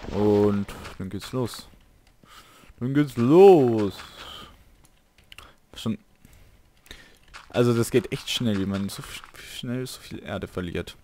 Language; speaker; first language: German; native; German